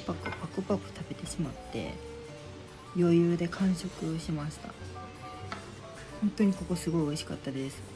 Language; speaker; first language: Japanese; native; Japanese